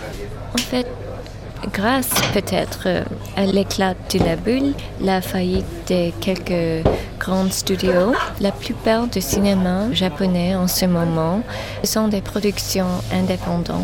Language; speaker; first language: French; non-native, fluent; English